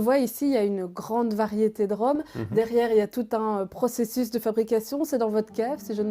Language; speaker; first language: French; native; French